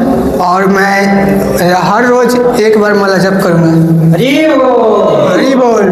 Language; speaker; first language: Hindi; non-native, local second language; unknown